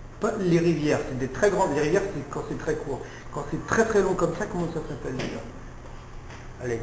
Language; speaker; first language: French; native; French